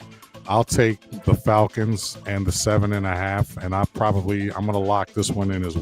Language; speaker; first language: English; native; English